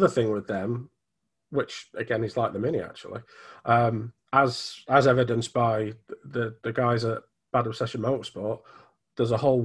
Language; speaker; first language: English; native; English